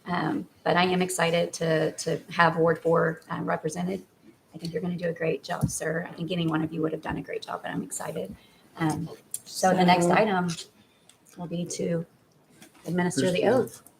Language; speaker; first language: English; native; English